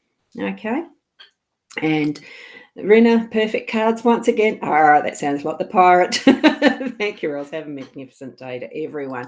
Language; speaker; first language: English; native; English